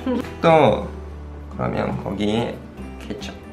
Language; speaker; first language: Korean; non-native, fluent; Japanese